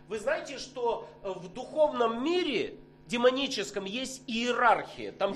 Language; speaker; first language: Polish; non-native, learner; Russian